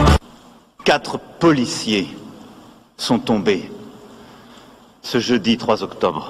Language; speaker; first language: French; native; French